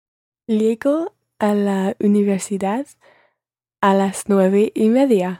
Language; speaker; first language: Spanish; non-native, learner; English